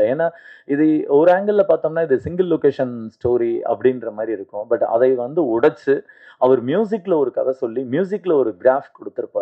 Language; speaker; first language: Tamil; native; Tamil